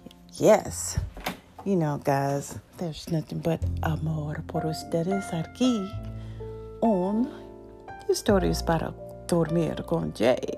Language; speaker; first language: Spanish; non-native, learner; English